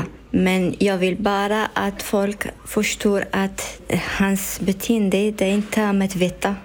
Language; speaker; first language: Swedish; non-native, learner; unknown